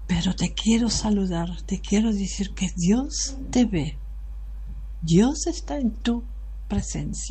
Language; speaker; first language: Spanish; non-native, fluent; German